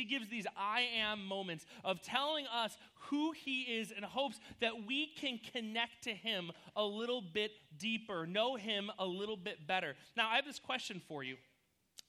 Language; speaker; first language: English; native; English